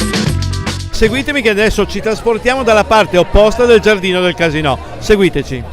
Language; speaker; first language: Italian; native; Italian